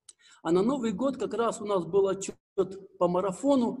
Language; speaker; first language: Russian; native; Russian